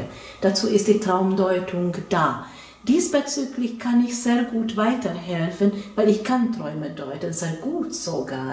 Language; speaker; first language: German; non-native, fluent; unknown